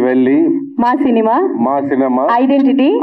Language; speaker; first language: Telugu; native; Telugu